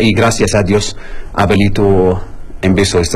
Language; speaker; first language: Spanish; non-native, learner; Arabic